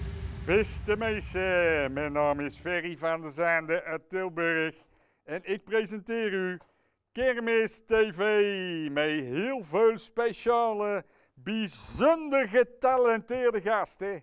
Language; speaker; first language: Dutch; native; Dutch